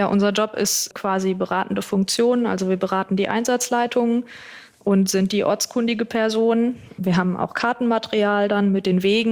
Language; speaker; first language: German; native; German